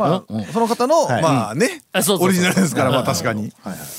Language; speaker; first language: Japanese; native; Japanese